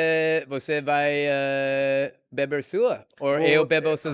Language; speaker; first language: Portuguese; non-native, learner; English